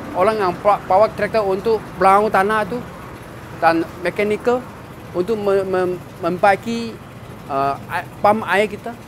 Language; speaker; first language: Malay; non-native, local second language; Chinese